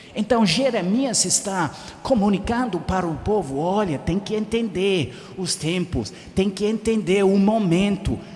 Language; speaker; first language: Portuguese; non-native, fluent; English